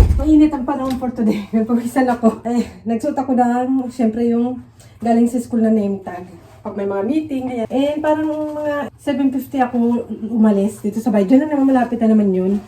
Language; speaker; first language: Filipino; native; Filipino